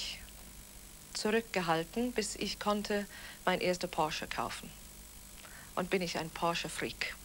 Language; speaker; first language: German; non-native, fluent; Welsh